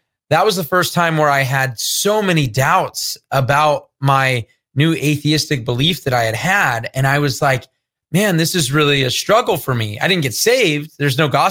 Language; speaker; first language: English; native; English